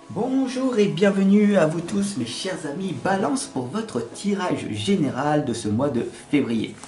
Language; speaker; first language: French; native; French